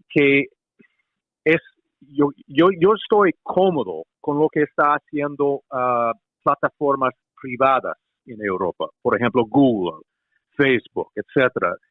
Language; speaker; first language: Spanish; non-native, fluent; English